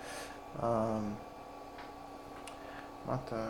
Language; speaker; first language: Japanese; non-native, learner; English